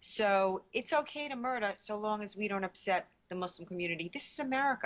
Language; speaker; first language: English; native; English